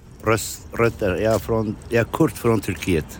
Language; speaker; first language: Swedish; non-native, fluent; Kurdish